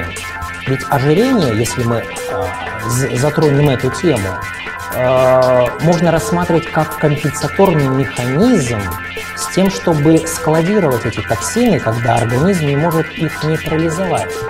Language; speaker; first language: Russian; native; Russian